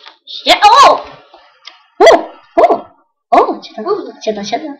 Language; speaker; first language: Czech; non-native, learner; Slovak